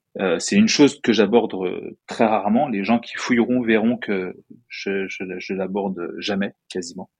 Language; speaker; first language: French; native; French